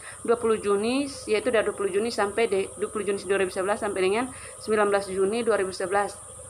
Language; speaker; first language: Indonesian; native; Indonesian